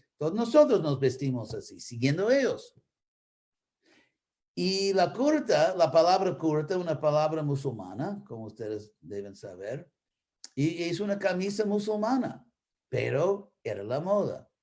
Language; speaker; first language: Spanish; non-native, fluent; English